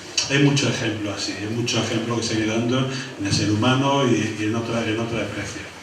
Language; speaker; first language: Spanish; native; Spanish